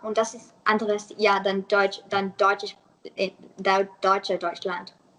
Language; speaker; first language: German; non-native, learner; English